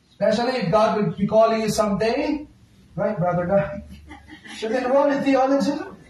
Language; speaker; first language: English; non-native, local second language; Filipino